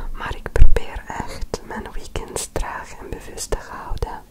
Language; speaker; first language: Dutch; non-native, learner; French